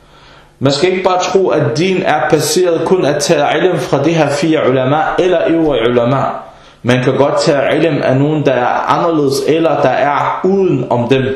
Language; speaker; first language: Danish; early bilingual, other home language; Arabic